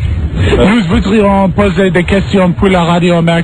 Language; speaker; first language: French; non-native, learner; English